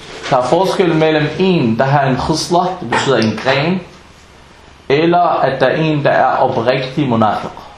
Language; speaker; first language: Danish; non-native, fluent; Arabic